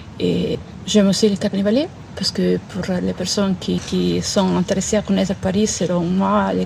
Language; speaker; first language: French; non-native, learner; Italian